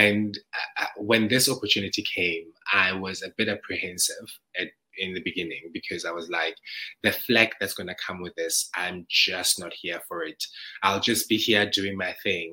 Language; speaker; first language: English; non-native, local second language; Zulu